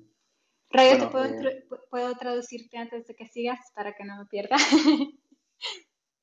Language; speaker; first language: Spanish; early bilingual, heritage; Spanish